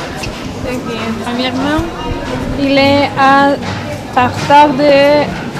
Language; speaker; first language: French; non-native, learner; Spanish